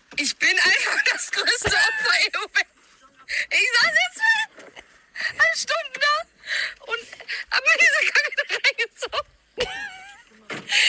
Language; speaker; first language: German; native; German